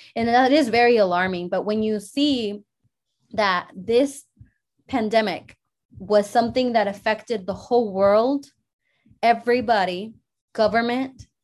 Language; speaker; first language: English; early bilingual, other home language; Spanish